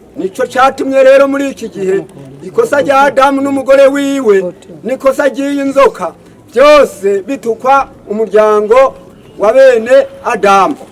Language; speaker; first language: Rundi; native; Rundi